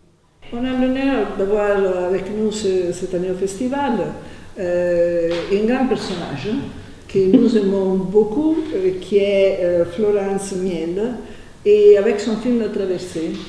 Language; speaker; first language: French; non-native, fluent; Italian